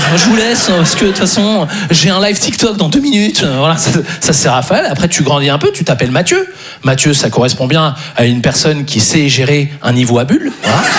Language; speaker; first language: French; native; French